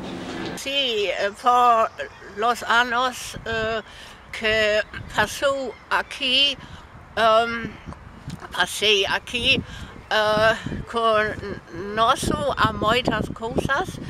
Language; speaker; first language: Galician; non-native, learner; German